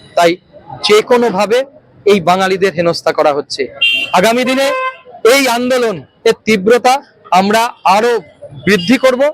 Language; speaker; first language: Bangla; native; Bangla